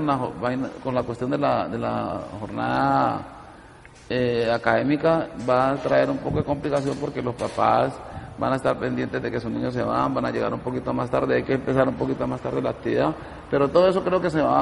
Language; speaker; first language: Spanish; native; Spanish